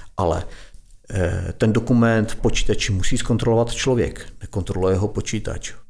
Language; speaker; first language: Czech; native; Czech